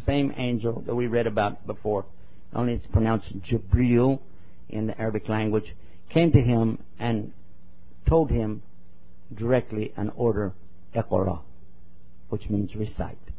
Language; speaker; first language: English; native; English